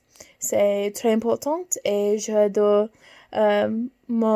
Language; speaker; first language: French; non-native, learner; English